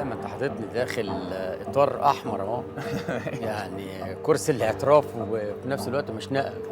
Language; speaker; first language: Arabic; native; Arabic